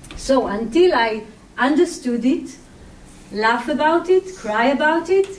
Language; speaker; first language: English; non-native, fluent; Hebrew